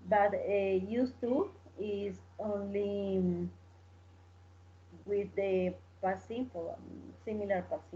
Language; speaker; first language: English; non-native, learner; Spanish